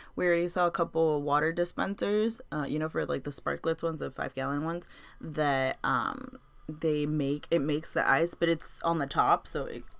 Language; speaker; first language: English; native; English